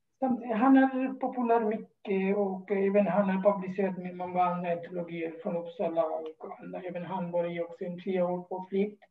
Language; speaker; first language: Swedish; non-native, fluent; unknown